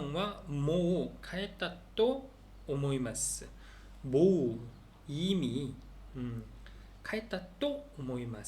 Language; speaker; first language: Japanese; non-native, learner; Korean